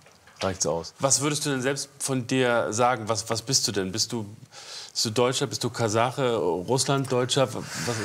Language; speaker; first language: German; native; German